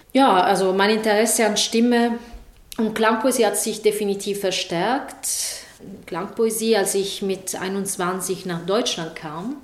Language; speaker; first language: German; non-native, fluent; Italian